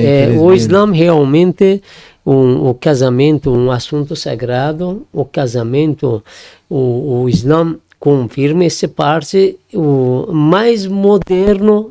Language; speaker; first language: Portuguese; non-native, learner; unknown